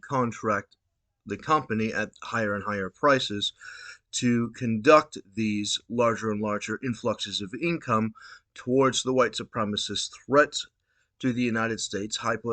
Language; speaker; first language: English; native; English